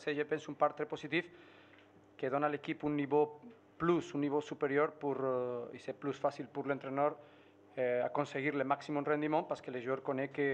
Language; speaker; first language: French; non-native, fluent; Spanish